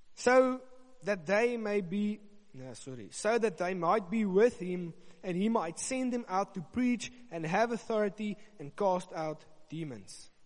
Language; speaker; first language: English; non-native, local second language; Afrikaans